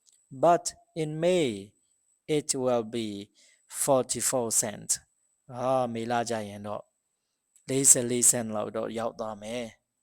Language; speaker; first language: English; non-native, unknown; Burmese